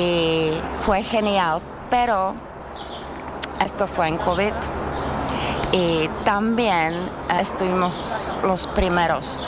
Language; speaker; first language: Spanish; non-native, learner; Czech